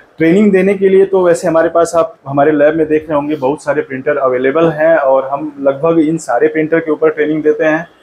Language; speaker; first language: Hindi; native; Hindi